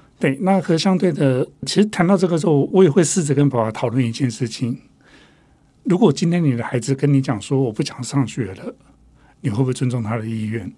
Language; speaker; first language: Chinese; non-native, local second language; Min Nan Chinese